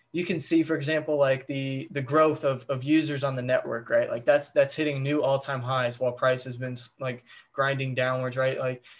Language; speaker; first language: English; native; English